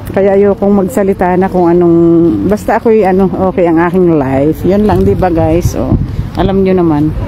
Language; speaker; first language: Filipino; native; Filipino